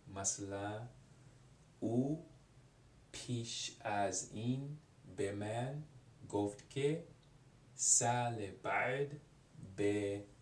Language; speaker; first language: Persian; non-native, learner; English